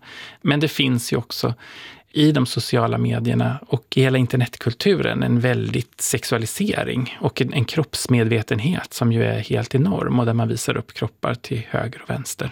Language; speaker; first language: Swedish; native; Swedish